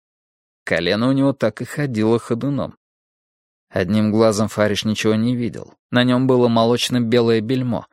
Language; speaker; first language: Russian; native; Russian